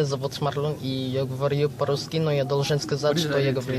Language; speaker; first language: Russian; non-native, learner; Filipino